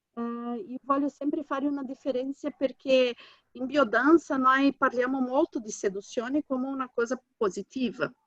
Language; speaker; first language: Italian; non-native, fluent; Portuguese